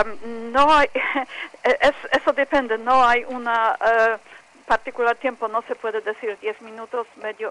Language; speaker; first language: Spanish; non-native, fluent; Polish